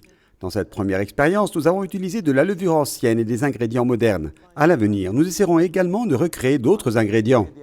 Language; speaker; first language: French; native; French